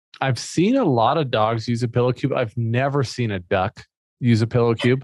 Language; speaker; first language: English; native; English